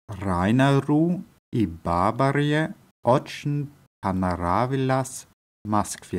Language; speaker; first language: Russian; non-native, learner; German